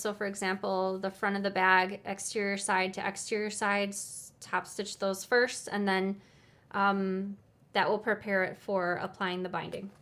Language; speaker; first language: English; native; English